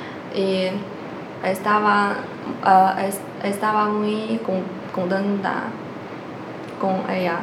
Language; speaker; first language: Spanish; non-native, learner; Chinese